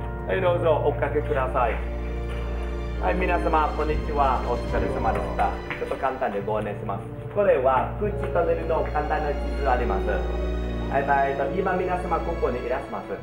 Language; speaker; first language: Japanese; non-native, learner; Vietnamese